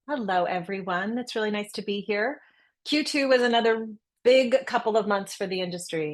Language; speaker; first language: English; native; English